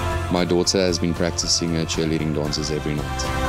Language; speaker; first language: English; non-native, local second language; Afrikaans